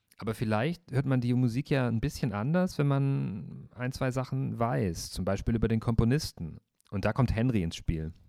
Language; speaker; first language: German; native; German